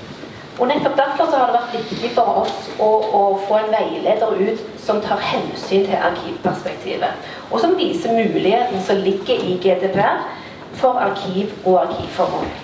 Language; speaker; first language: Norwegian; native; Norwegian